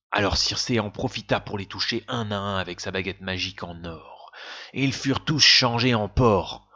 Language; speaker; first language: French; native; French